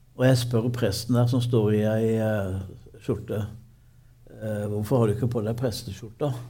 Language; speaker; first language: Norwegian; native; Norwegian